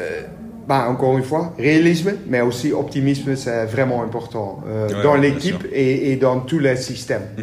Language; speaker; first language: French; non-native, learner; Dutch